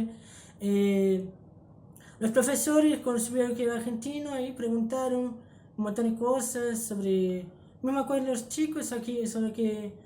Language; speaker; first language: Spanish; early bilingual, heritage; Spanish